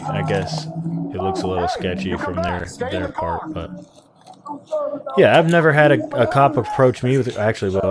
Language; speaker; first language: English; native; English